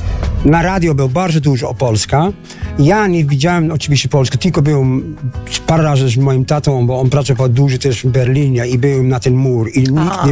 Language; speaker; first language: Polish; non-native, fluent; Dutch